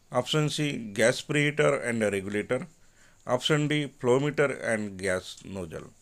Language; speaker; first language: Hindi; non-native, local second language; Marathi